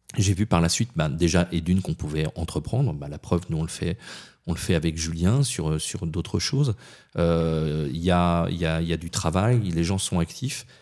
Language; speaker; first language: French; native; French